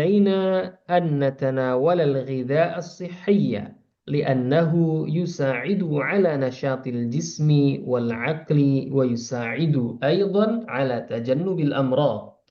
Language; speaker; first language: Arabic; non-native, fluent; Indonesian